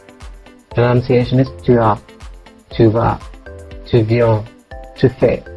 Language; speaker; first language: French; non-native, fluent; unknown